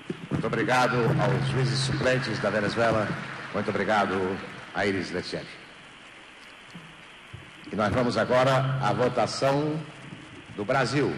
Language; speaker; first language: Portuguese; native; Portuguese